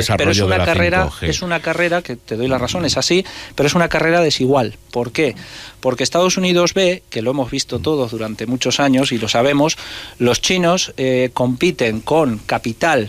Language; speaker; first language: Spanish; native; Spanish